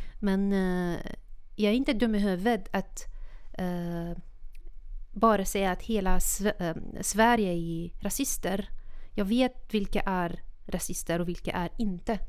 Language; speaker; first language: Swedish; non-native, fluent; Arabic